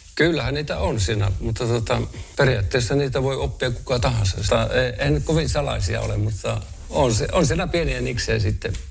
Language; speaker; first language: Finnish; non-native, local second language; Northern Sami